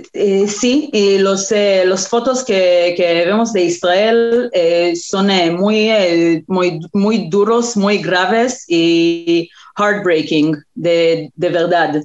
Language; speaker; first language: Spanish; non-native, fluent; Hebrew